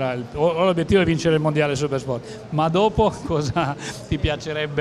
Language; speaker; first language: Italian; native; Italian